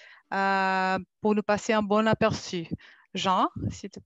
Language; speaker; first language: French; non-native, fluent; Portuguese